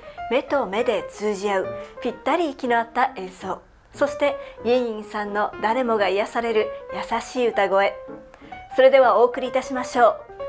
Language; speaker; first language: Japanese; native; Japanese